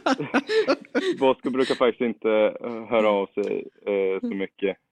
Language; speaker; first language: Swedish; native; Swedish